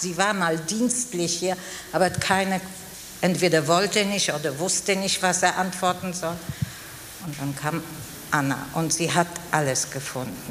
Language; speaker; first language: German; non-native, fluent; Polish